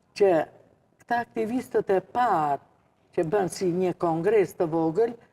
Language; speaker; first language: Albanian; non-native, local second language; Romany